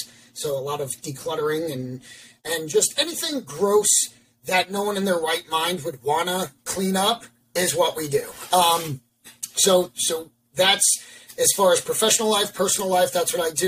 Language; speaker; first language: English; native; English